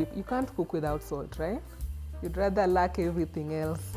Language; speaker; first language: English; non-native, local second language; Swahili